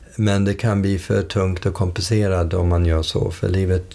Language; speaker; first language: Swedish; early bilingual, other home language; English